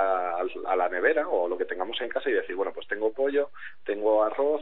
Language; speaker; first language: Spanish; native; Spanish